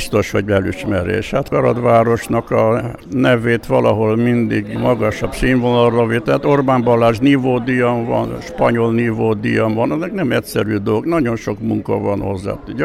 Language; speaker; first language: Hungarian; native; Hungarian